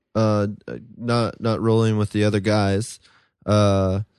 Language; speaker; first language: English; native; English